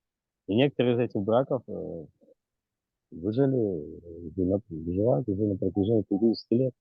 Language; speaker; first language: Russian; native; Russian